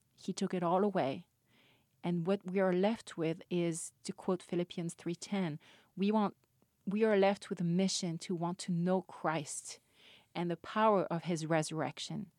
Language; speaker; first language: English; non-native, fluent; French